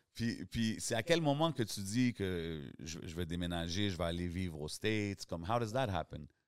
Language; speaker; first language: French; native; French